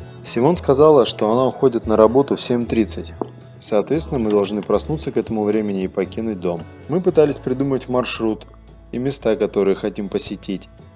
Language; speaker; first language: Russian; native; Russian